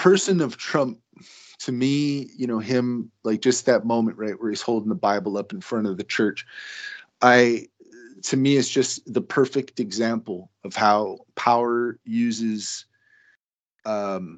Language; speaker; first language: English; native; English